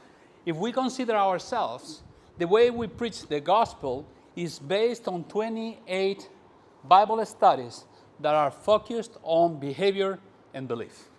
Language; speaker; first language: English; non-native, fluent; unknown